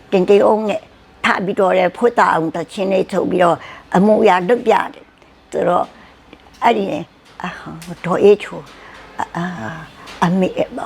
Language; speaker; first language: Burmese; native; Burmese